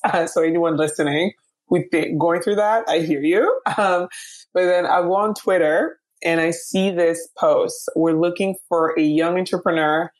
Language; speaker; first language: English; early bilingual, other home language; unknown